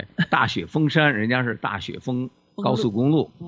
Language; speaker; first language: Chinese; native; Chinese